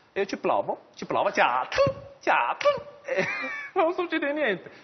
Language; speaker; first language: Italian; early bilingual, other home language; Chinese